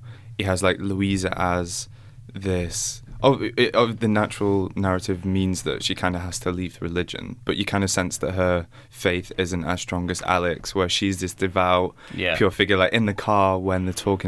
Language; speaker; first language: English; native; English